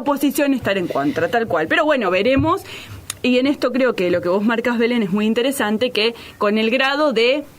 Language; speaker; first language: Spanish; native; Spanish